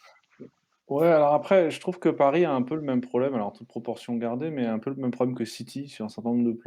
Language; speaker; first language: French; native; French